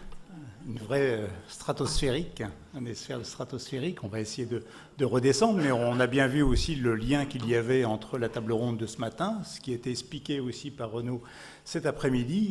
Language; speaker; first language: French; native; French